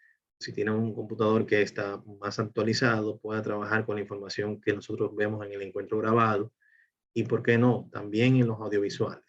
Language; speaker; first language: Spanish; native; Spanish